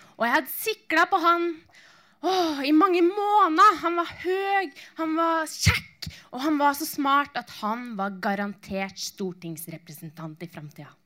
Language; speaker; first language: Norwegian; native; Norwegian